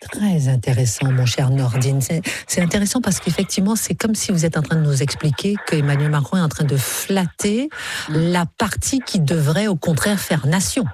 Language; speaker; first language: French; native; French